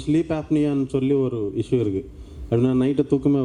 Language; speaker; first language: Tamil; non-native, local second language; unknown